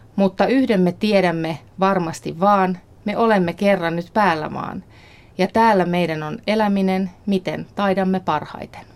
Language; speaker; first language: Finnish; native; Finnish